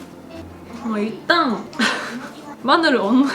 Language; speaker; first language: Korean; non-native, learner; Japanese